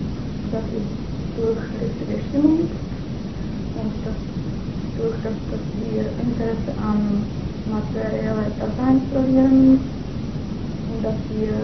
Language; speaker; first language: German; non-native, fluent; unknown